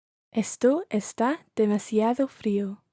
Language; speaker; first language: Spanish; non-native, learner; English